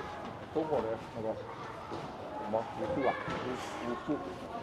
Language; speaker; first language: Chinese; early bilingual, heritage; Chinese